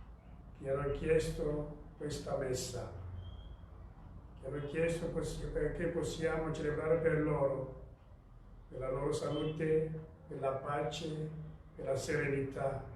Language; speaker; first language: Italian; non-native, fluent; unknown